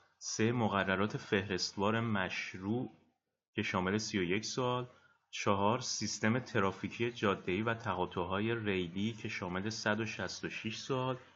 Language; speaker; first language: Persian; native; Persian